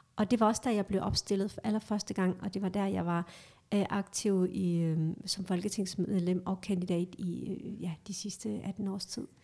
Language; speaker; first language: Danish; early bilingual, other home language; Kurdish